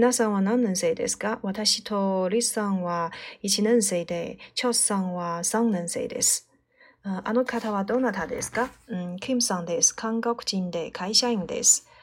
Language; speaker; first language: Japanese; non-native, learner; Chinese